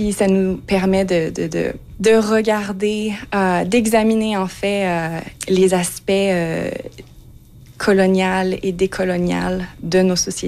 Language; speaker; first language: French; native; French